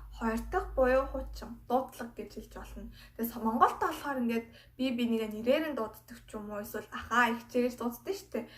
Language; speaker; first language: Mongolian; non-native, fluent; Korean